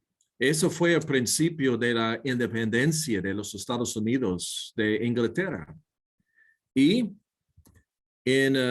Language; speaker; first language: Spanish; non-native, learner; English